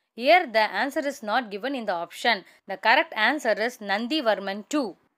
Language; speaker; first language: English; non-native, local second language; Tamil